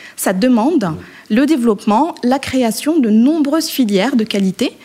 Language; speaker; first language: French; non-native, local second language; Arabic